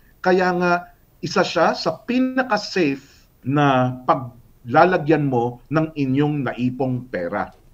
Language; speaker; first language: Filipino; native; Filipino